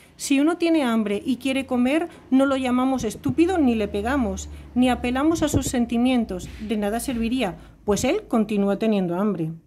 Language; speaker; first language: Spanish; native; Spanish